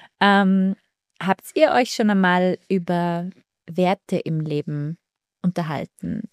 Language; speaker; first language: German; native; German